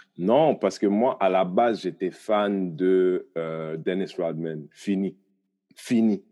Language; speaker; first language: French; early bilingual, other home language; Haitian Creole